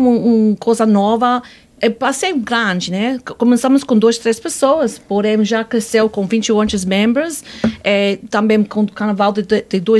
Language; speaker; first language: Portuguese; non-native, fluent; English